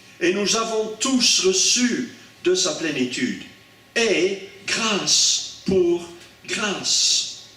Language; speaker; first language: French; non-native, fluent; English